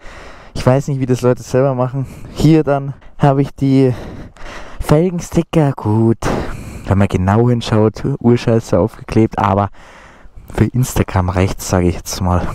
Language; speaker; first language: German; native; German